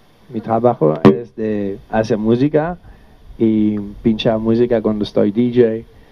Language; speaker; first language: Spanish; non-native, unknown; French